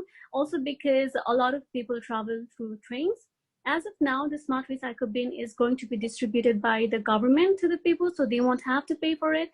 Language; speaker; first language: English; non-native, fluent; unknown